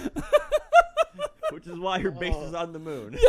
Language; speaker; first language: English; native; English